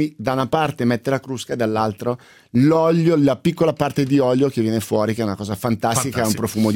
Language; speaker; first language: Italian; native; Italian